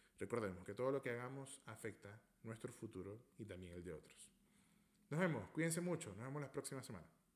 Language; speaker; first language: Spanish; native; Spanish